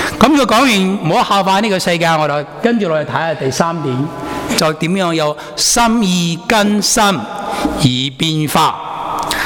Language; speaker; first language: Chinese; non-native, local second language; Cantonese